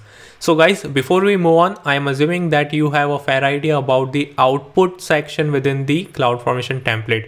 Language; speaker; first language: English; non-native, local second language; Hindi